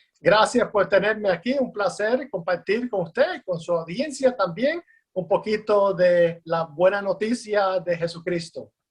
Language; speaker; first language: Spanish; early bilingual, heritage; Spanish